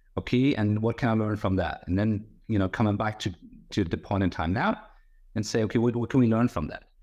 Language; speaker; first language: English; non-native, fluent; German